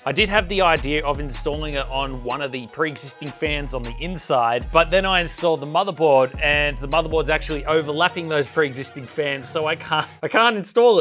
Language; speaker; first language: English; native; English